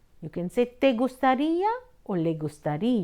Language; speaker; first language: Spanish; non-native, fluent; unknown